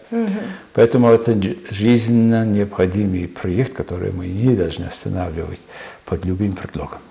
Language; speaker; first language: Russian; non-native, fluent; Mongolian